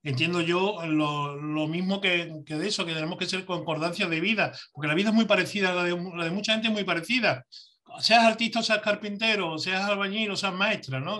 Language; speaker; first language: Spanish; native; Spanish